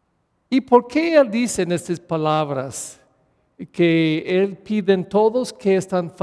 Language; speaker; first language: Spanish; non-native, fluent; English